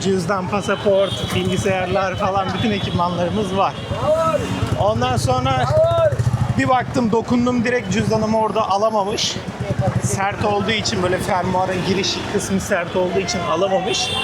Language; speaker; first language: Turkish; native; Turkish